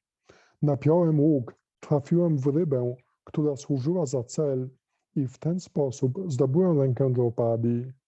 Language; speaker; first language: Polish; native; Polish